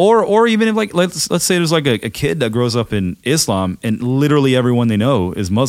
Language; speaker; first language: English; early bilingual, other home language; German